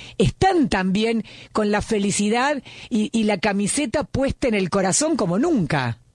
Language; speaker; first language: Spanish; native; Spanish